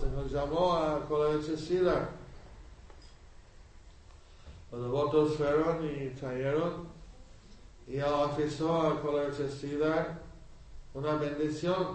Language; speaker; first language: Spanish; non-native, learner; English